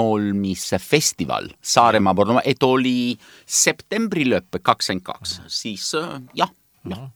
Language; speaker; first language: Estonian; non-native, learner; Italian